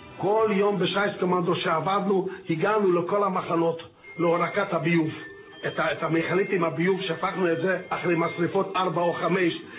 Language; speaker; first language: Hebrew; non-native, fluent; Hungarian